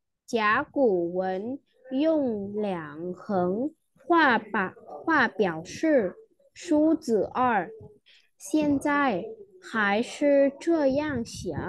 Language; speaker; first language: Chinese; non-native, learner; Vietnamese